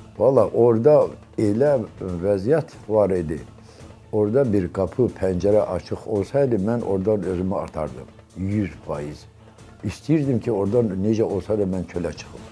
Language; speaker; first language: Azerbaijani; non-native, local second language; Avaric